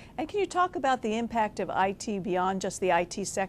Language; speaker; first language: English; native; English